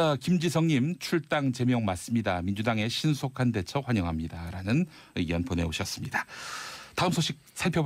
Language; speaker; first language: Korean; native; Korean